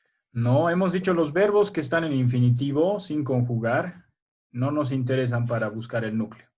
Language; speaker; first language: Spanish; native; Spanish